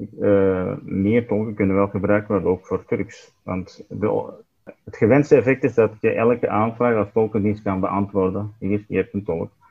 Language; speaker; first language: Dutch; non-native, fluent; Turkish